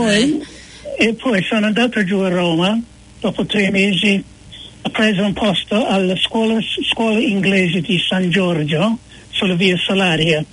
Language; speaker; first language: Italian; non-native, fluent; English